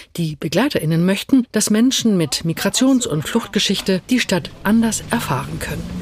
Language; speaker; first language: German; native; German